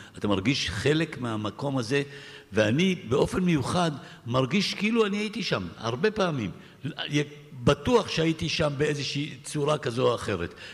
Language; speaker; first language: Hebrew; early bilingual, other home language; Arabic